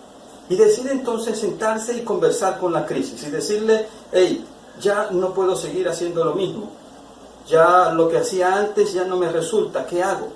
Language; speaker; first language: Spanish; native; Spanish